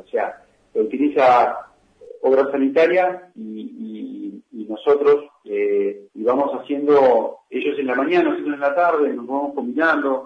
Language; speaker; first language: Spanish; native; Spanish